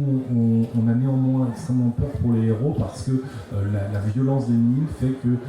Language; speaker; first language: French; native; French